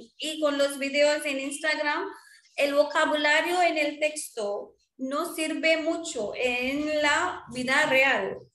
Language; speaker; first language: Spanish; non-native, fluent; Marwari